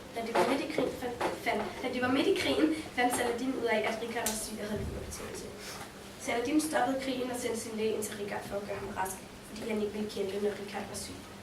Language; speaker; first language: Danish; early bilingual, heritage; Danish